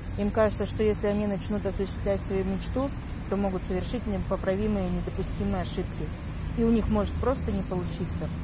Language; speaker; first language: Russian; native; Russian